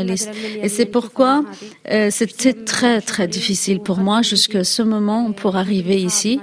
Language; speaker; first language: French; non-native, fluent; Kurdish